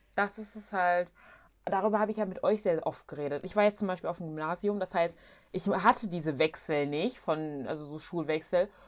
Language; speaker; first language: German; early bilingual, other home language; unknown